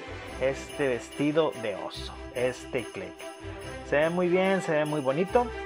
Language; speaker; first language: Spanish; native; Spanish